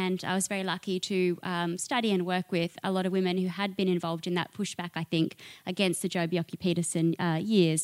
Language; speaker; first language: English; native; English